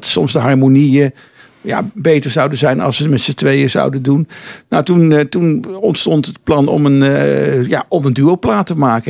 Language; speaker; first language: Dutch; native; Dutch